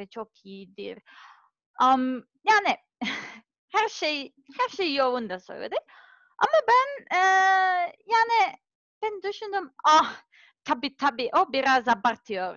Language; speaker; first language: Turkish; non-native, learner; Serbian